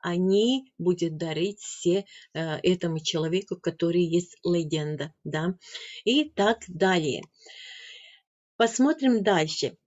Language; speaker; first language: Russian; non-native, fluent; Latvian